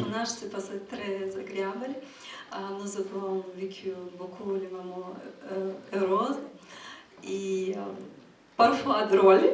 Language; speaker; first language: French; non-native, fluent; Ukrainian